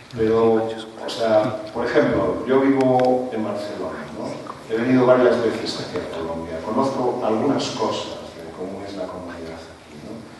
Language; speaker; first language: Spanish; non-native, local second language; Catalan